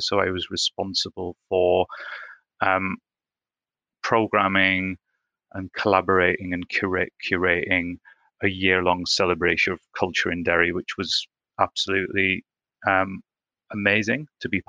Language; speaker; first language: English; native; English